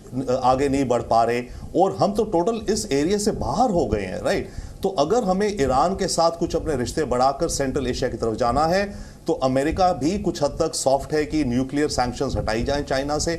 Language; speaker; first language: Hindi; native; Hindi